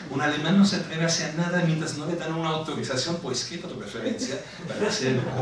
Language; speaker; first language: Spanish; non-native, fluent; German